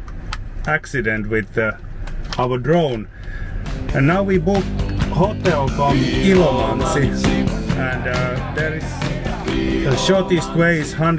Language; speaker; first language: English; non-native, learner; Finnish